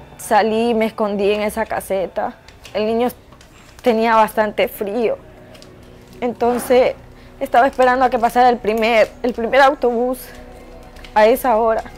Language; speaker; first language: Spanish; native; Spanish